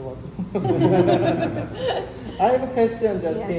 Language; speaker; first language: English; non-native, learner; Korean